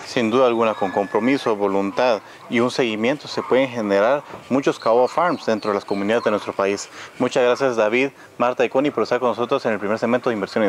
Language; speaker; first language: Spanish; native; Spanish